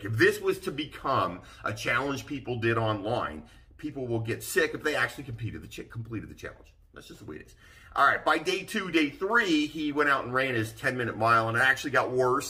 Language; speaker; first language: English; native; English